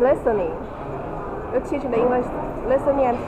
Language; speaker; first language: English; non-native, learner; Chinese